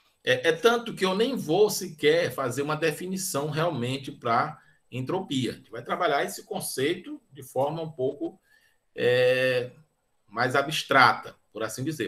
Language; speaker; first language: Portuguese; native; Portuguese